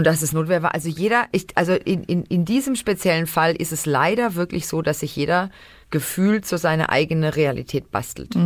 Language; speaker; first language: German; native; German